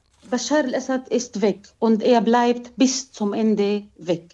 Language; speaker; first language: German; non-native, learner; Arabic